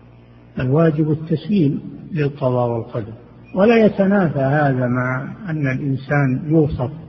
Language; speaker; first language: Arabic; native; Arabic